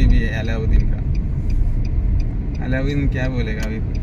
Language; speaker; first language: Hindi; non-native, learner; Malayalam